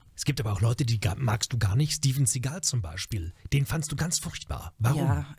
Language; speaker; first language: German; native; German